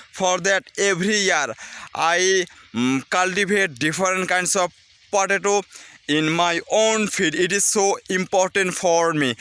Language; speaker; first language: English; non-native, learner; Bangla